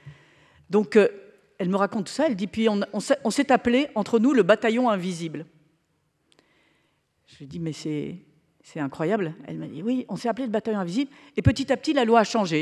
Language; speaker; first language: French; native; French